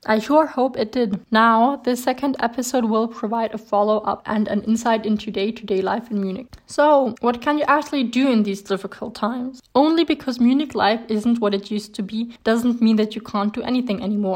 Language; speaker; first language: English; non-native, fluent; German